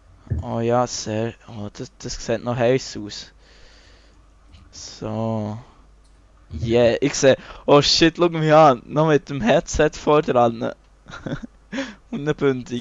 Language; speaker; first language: German; native; German